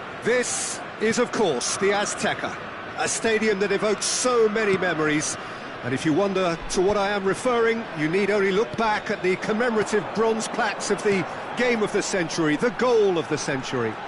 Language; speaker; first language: English; native; English